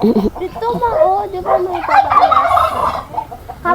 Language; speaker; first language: Filipino; non-native, local second language; Cebuano